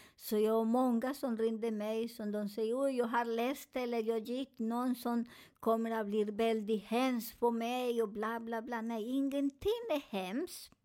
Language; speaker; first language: Swedish; non-native, learner; Spanish